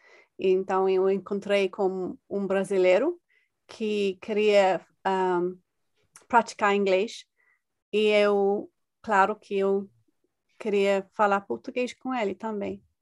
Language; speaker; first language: Portuguese; non-native, fluent; English